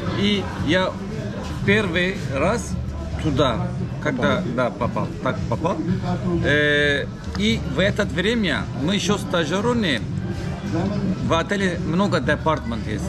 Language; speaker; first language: Russian; non-native, learner; Turkish